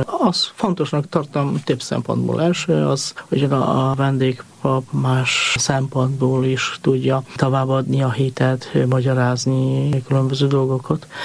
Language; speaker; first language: Hungarian; non-native, fluent; Polish